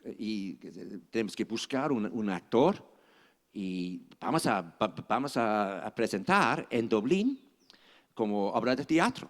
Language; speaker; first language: Spanish; non-native, fluent; English